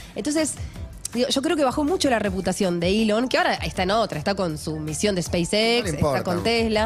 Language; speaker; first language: Spanish; native; Spanish